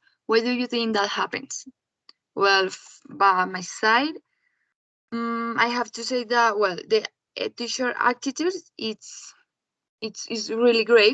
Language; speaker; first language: English; non-native, learner; Spanish